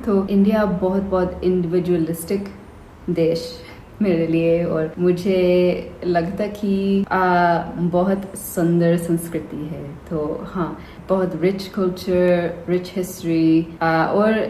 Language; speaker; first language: Hindi; non-native, learner; English